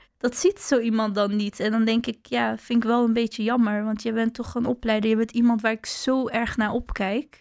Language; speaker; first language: Dutch; early bilingual, other home language; Arabic